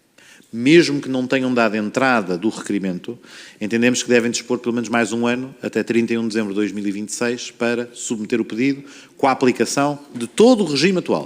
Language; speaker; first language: Portuguese; native; Portuguese